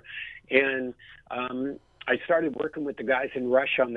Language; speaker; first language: English; native; English